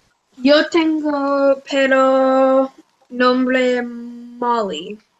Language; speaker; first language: Spanish; non-native, learner; English